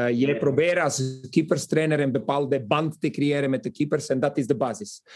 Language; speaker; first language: Dutch; non-native, fluent; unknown